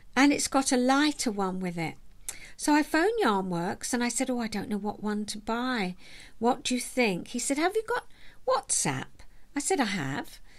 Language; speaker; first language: English; native; English